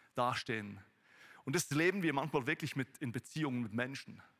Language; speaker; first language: German; native; German